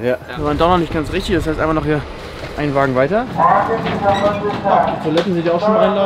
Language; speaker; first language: German; native; German